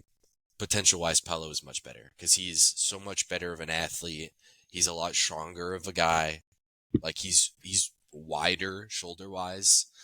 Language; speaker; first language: English; native; English